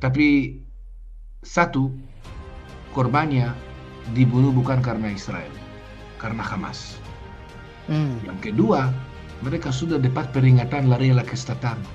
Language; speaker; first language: Indonesian; non-native, fluent; Hebrew